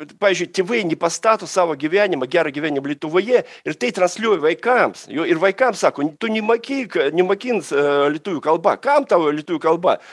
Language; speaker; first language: Lithuanian; non-native, fluent; Russian